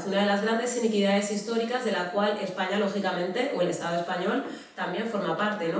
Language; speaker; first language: Spanish; native; Spanish